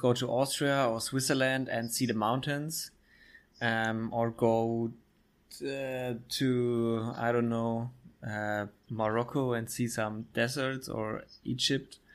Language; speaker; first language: English; non-native, fluent; German